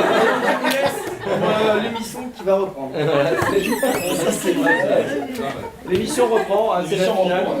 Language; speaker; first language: French; native; French